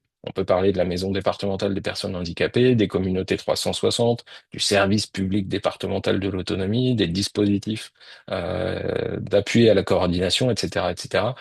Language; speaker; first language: French; native; French